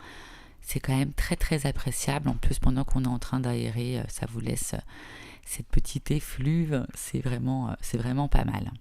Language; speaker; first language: French; native; French